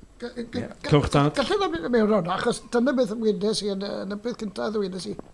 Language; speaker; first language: Welsh; native; Welsh